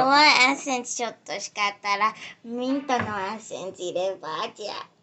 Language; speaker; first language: Japanese; early bilingual, heritage; English